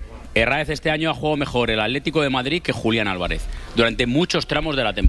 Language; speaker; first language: Spanish; native; Spanish